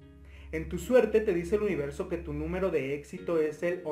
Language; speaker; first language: Spanish; native; Spanish